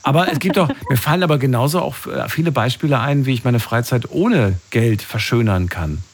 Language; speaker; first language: German; native; German